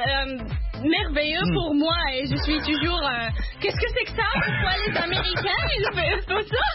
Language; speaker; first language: French; non-native, learner; Arabic